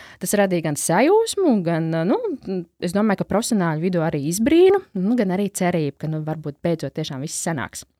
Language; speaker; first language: Latvian; native; Latvian